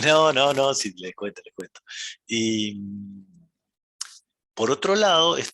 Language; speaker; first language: Spanish; native; Spanish